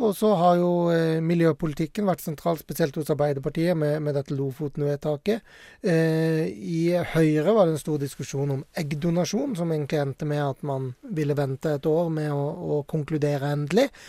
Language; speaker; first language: Norwegian; native; Norwegian